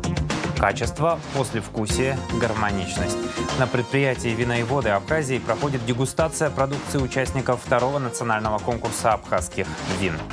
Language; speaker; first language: Russian; native; Russian